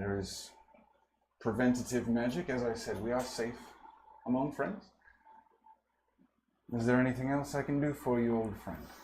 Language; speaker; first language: English; native; English